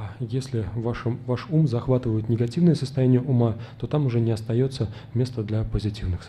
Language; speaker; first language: Russian; native; Russian